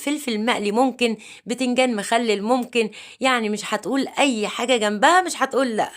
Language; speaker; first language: Arabic; native; Arabic